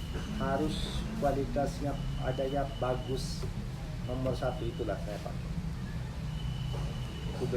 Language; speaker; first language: Indonesian; non-native, learner; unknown